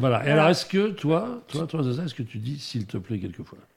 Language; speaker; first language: French; native; French